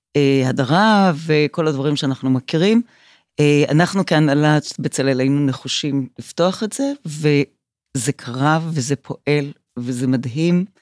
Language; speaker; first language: Hebrew; native; Hebrew